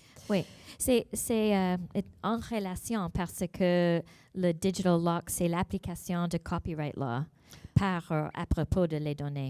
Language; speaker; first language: French; non-native, learner; English